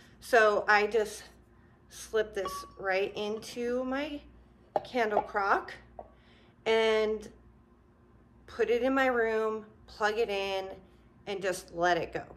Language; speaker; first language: English; native; English